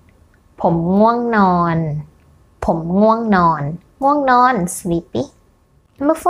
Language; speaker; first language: Thai; native; Thai